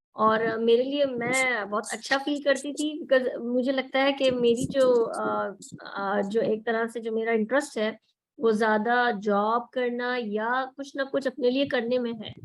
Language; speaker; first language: Urdu; native; Urdu